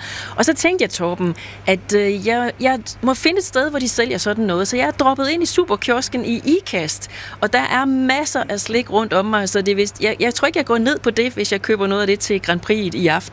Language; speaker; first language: Danish; native; Danish